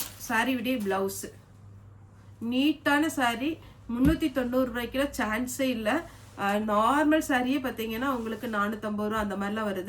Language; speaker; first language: Tamil; native; Tamil